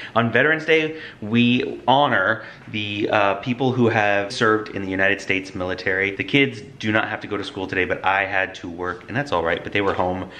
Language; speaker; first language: English; native; English